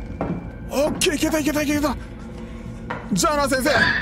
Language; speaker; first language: Japanese; native; Japanese